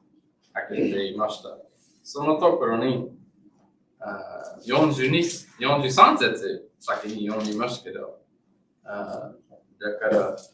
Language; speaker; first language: Japanese; non-native, fluent; English